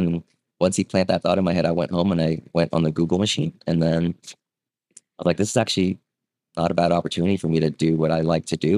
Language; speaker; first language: English; early bilingual, other home language; Vietnamese